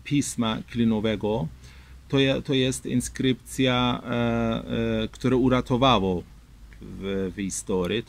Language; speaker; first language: Polish; non-native, fluent; Persian